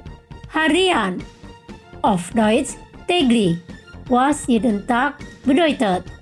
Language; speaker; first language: German; non-native, fluent; Indonesian